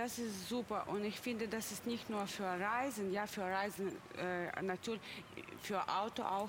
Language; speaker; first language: German; non-native, fluent; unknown